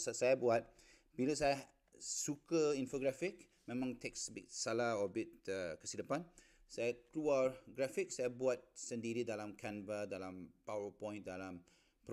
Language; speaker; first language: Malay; non-native, learner; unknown